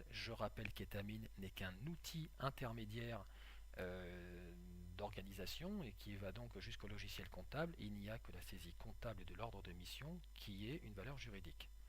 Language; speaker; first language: French; native; French